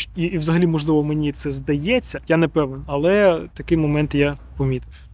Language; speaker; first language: Ukrainian; non-native, local second language; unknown